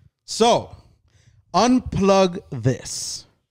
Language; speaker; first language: English; early bilingual, other home language; Spanish